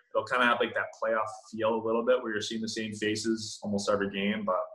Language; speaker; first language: English; native; English